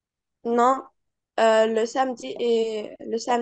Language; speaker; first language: French; non-native, learner; Arabic